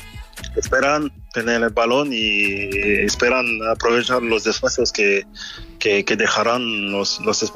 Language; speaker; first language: Spanish; non-native, fluent; French